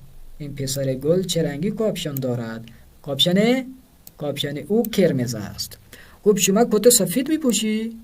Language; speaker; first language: Persian; non-native, fluent; Urdu